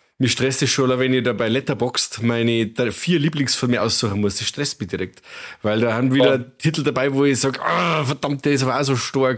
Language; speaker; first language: German; native; German